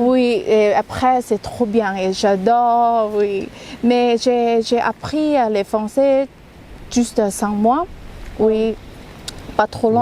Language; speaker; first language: French; non-native, learner; Thai